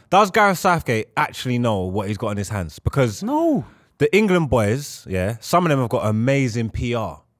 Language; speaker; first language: English; native; English